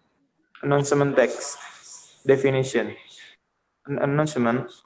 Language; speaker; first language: English; non-native, learner; Indonesian